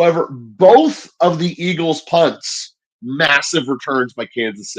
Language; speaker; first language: English; native; English